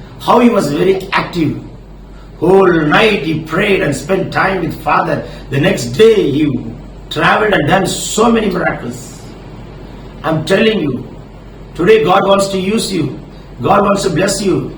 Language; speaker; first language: English; non-native, local second language; Tamil